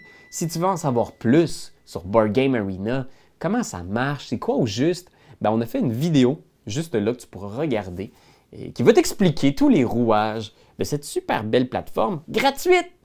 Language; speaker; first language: French; native; French